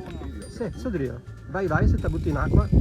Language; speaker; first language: Italian; native; Italian